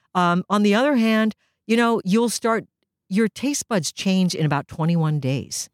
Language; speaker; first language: English; early bilingual, other home language; Japanese